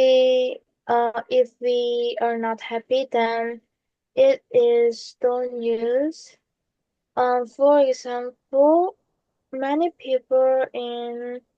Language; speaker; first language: English; non-native, learner; Korean